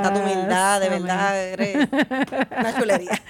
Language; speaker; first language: Spanish; native; Spanish